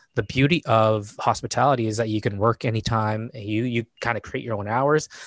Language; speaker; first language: English; native; English